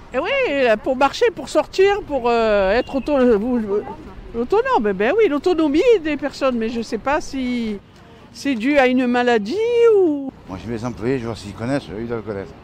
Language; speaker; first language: French; native; French